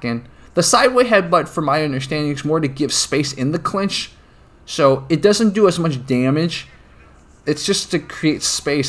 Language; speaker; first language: English; native; English